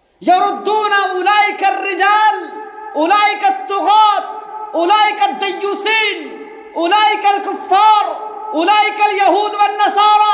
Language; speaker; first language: Arabic; non-native, fluent; Urdu